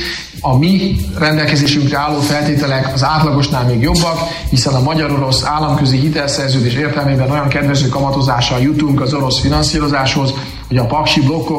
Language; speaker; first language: Hungarian; native; Hungarian